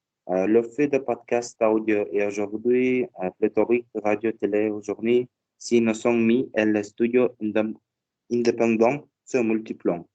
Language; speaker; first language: French; non-native, learner; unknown